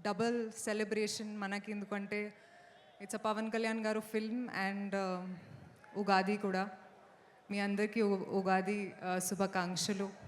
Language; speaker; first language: Telugu; non-native, local second language; Hindi